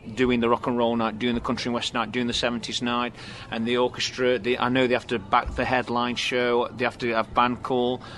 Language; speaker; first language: English; native; English